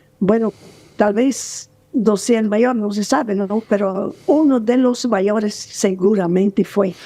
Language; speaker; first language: Spanish; non-native, fluent; Portuguese